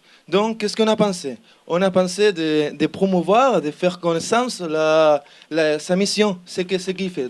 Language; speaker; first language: French; non-native, learner; Spanish